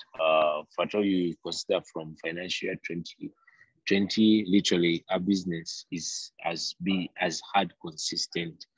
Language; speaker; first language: English; non-native, local second language; Ganda